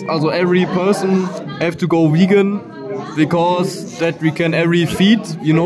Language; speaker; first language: English; non-native, learner; German